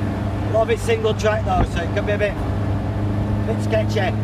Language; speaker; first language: English; native; English